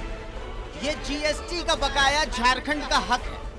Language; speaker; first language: Hindi; native; Hindi